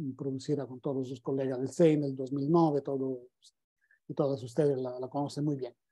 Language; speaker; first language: Spanish; non-native, fluent; Italian